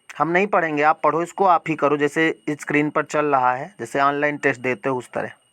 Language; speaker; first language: Hindi; native; Hindi